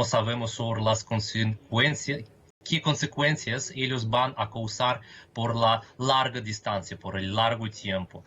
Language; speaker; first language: Spanish; non-native, fluent; Russian